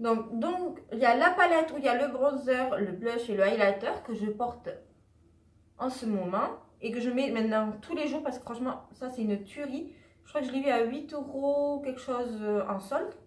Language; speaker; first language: French; native; French